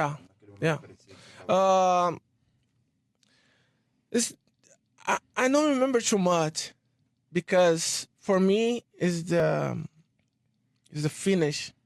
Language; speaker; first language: English; non-native, learner; Portuguese